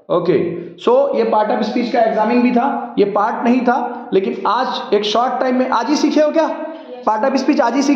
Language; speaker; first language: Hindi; native; Hindi